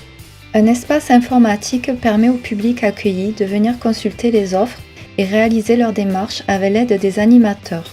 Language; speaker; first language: French; native; French